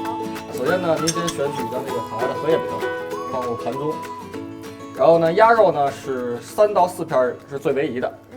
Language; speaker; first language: Chinese; native; Chinese